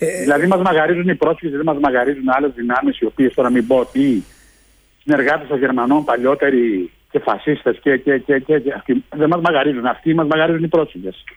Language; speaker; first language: Greek; early bilingual, heritage; Greek